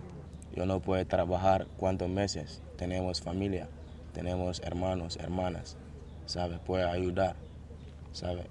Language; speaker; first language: Spanish; non-native, learner; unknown